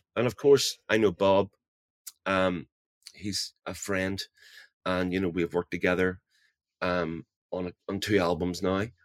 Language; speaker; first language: English; native; English